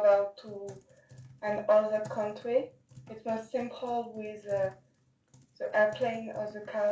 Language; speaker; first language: English; non-native, learner; French